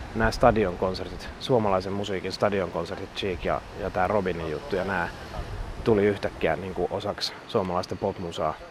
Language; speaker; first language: Finnish; native; Finnish